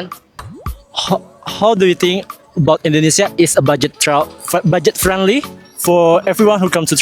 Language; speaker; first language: English; non-native, fluent; Indonesian